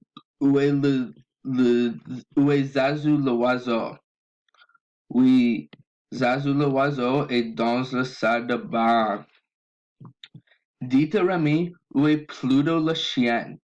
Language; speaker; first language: French; non-native, learner; English